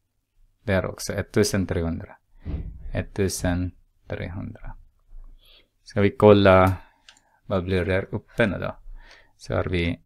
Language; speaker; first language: Swedish; non-native, fluent; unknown